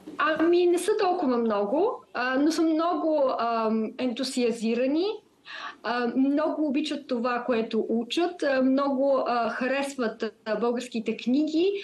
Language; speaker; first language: Bulgarian; native; Bulgarian